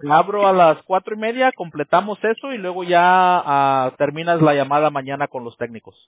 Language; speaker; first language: Spanish; native; Spanish